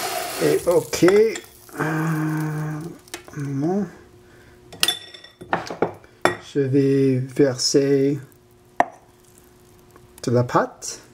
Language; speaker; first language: French; non-native, learner; English